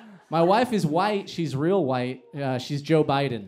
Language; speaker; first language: English; early bilingual, other home language; Spanish